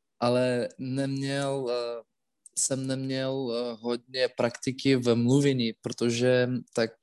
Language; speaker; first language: Czech; non-native, learner; Russian